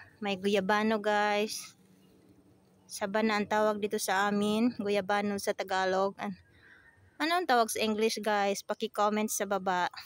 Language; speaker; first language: Filipino; non-native, local second language; Cebuano